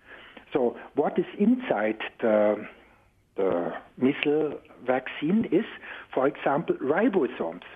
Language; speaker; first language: English; non-native, fluent; German